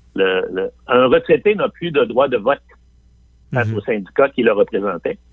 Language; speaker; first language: French; native; French